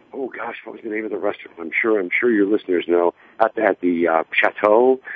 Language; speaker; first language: English; native; English